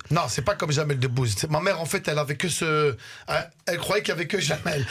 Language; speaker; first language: French; early bilingual, other home language; Arabic